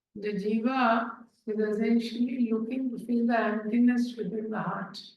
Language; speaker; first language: English; non-native, local second language; Hindi